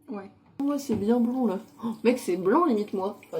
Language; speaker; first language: French; native; French